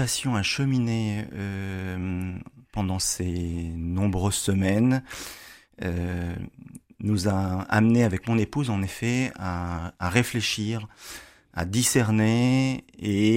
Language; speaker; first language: French; native; French